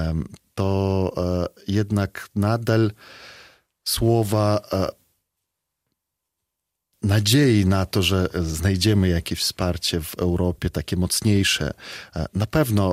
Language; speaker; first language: Polish; non-native, fluent; Belarusian